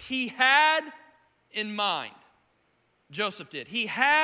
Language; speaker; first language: English; native; English